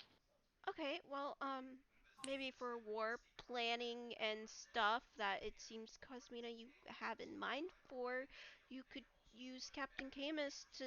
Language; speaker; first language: English; native; English